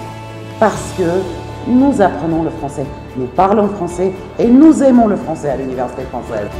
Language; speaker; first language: French; non-native, learner; Armenian